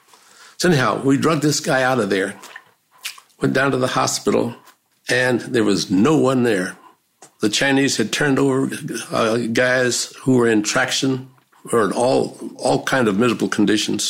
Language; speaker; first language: English; native; English